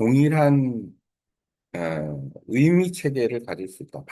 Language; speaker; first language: Korean; native; Korean